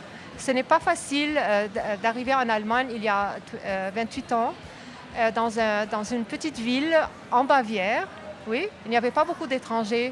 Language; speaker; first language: French; non-native, local second language; Arabic